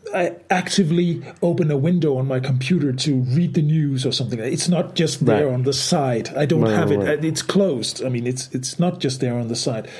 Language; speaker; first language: English; non-native, fluent; Danish